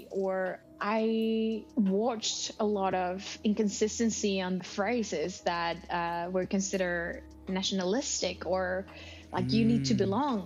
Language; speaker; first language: English; non-native, fluent; Spanish